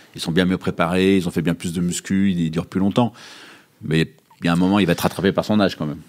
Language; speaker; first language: French; native; French